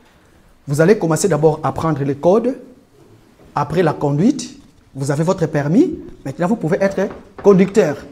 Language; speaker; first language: French; non-native, local second language; Lingala